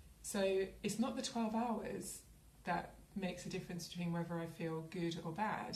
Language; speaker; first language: English; native; English